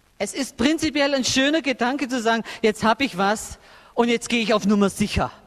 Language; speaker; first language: German; native; German